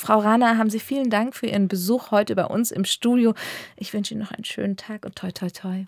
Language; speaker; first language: German; native; German